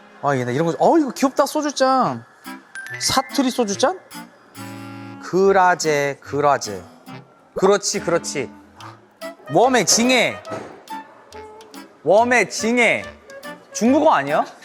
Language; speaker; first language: Korean; early bilingual, other home language; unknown